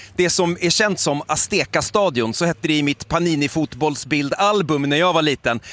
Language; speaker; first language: Swedish; native; Swedish